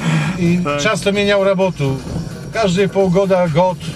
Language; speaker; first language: Russian; non-native, learner; Polish